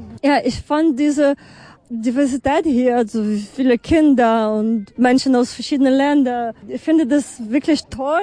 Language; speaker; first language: German; non-native, fluent; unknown